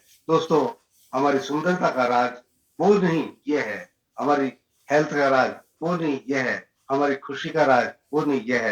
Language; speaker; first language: Hindi; native; Hindi